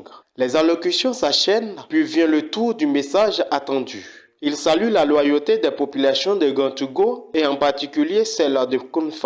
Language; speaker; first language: French; native; French